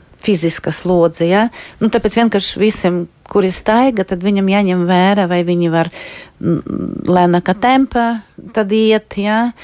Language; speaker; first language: Latvian; non-native, local second language; Russian